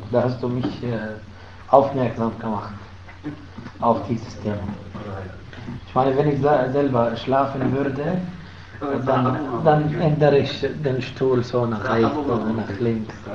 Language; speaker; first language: German; non-native, fluent; Arabic